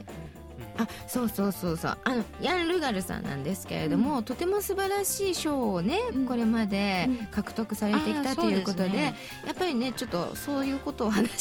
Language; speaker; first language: Japanese; native; Japanese